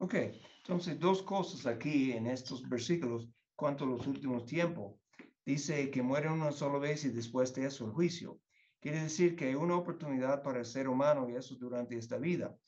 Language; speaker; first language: Spanish; non-native, fluent; English